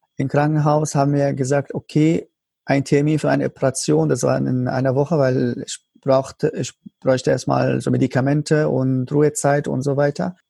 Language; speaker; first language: German; non-native, learner; Arabic